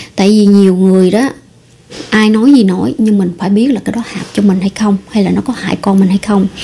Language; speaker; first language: Vietnamese; early bilingual, heritage; Vietnamese